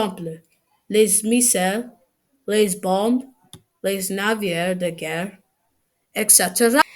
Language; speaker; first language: French; non-native, learner; English